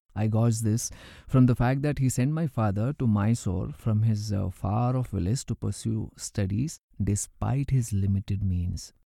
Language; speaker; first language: English; non-native, local second language; Urdu